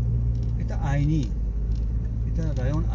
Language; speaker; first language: Russian; non-native, local second language; Tajik